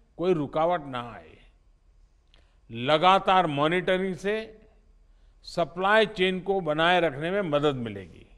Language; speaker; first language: Hindi; non-native, local second language; Gujarati